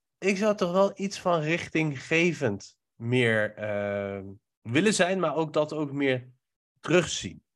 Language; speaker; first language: Dutch; early bilingual, other home language; Persian